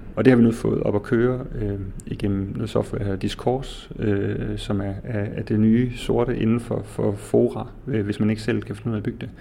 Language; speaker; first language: Danish; native; Danish